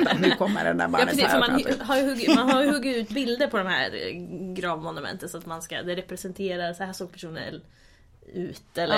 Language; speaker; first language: Swedish; native; Swedish